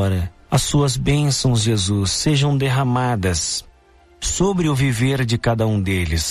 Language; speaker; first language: Portuguese; native; Portuguese